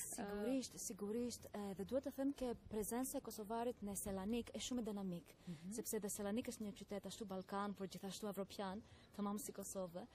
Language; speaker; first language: Albanian; non-native, learner; Greek